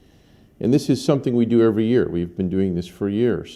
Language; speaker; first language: English; native; English